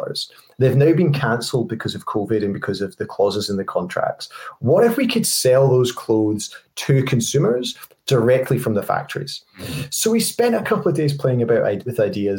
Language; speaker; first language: English; native; English